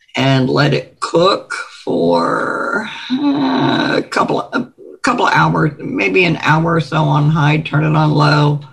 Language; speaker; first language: English; native; English